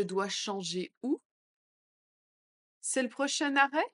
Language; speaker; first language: French; native; French